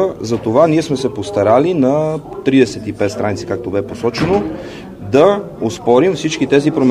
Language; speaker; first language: Bulgarian; native; Bulgarian